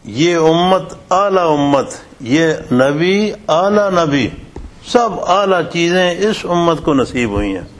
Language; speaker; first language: Urdu; non-native, local second language; Punjabi